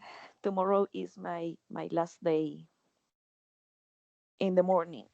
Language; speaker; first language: English; non-native, learner; Spanish